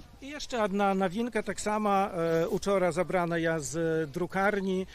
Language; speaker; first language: Polish; non-native, local second language; Belarusian